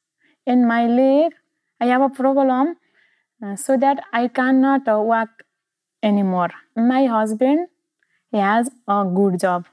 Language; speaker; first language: English; non-native, learner; Nepali